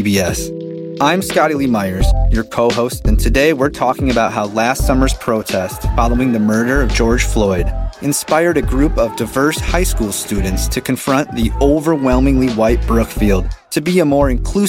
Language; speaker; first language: English; native; English